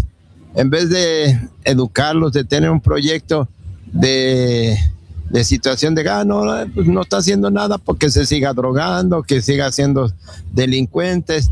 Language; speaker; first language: Spanish; native; Spanish